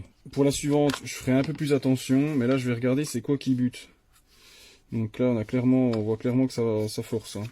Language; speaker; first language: French; native; French